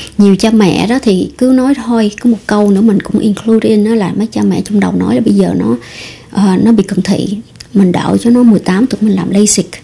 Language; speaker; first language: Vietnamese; early bilingual, heritage; Vietnamese